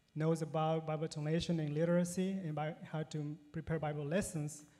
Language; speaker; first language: English; non-native, fluent; Spanish